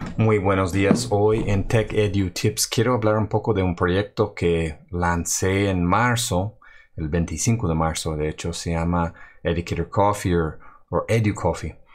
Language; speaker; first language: Spanish; non-native, fluent; English